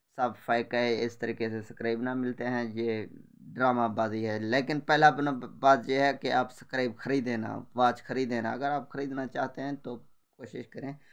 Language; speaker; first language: Urdu; non-native, local second language; Saraiki